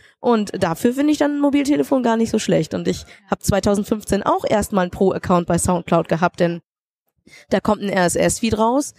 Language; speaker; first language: German; native; German